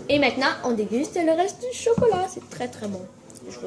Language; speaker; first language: French; native; French